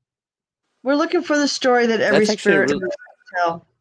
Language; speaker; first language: English; native; English